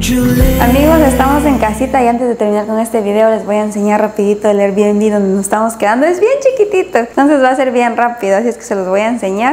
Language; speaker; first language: Spanish; native; Spanish